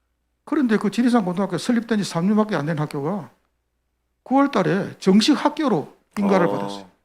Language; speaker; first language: Korean; native; Korean